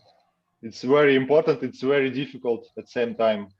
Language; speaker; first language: English; non-native, learner; Russian